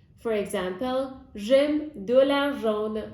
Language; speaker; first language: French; non-native, fluent; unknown